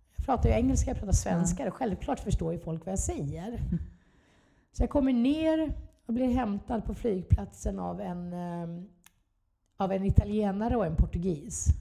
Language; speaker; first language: Swedish; native; Swedish